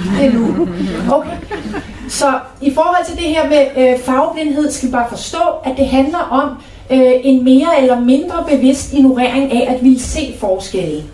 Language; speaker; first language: Danish; native; Danish